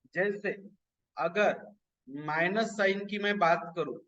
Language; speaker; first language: Hindi; non-native, local second language; Marathi